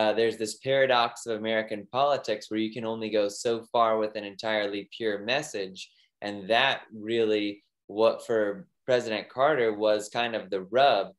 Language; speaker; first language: English; native; English